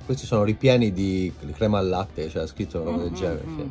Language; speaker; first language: Italian; native; Italian